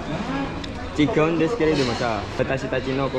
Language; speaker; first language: Japanese; non-native, learner; Indonesian